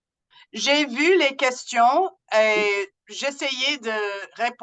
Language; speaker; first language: French; non-native, learner; English